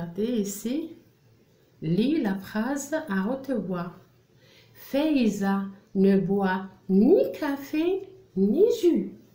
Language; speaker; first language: French; non-native, local second language; Arabic